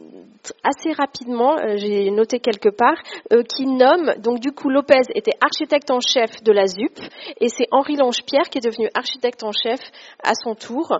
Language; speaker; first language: French; native; French